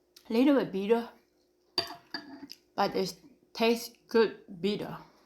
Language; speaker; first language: English; non-native, learner; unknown